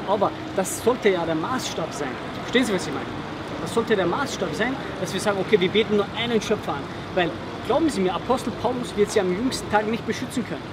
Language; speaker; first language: German; early bilingual, other home language; Bosnian